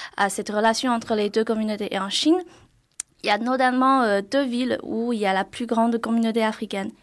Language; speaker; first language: French; non-native, fluent; Chinese